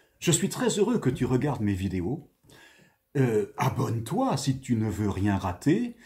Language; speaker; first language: French; native; French